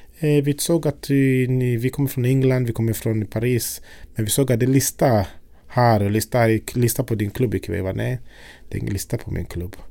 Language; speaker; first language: Swedish; non-native, fluent; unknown